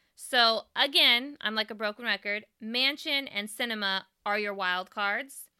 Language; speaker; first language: English; native; English